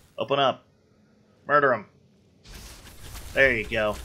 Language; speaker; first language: English; native; English